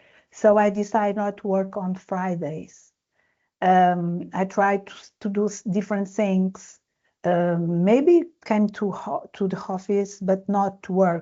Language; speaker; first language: English; non-native, learner; Portuguese